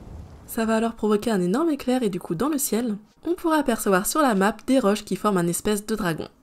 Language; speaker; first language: French; native; French